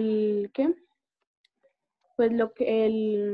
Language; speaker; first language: Spanish; native; Spanish